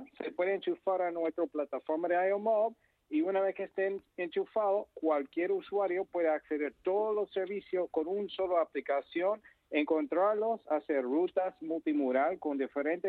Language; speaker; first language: Spanish; non-native, fluent; English